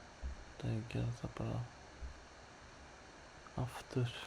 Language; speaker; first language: Icelandic; non-native, learner; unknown